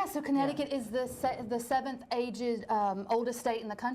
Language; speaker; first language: English; native; English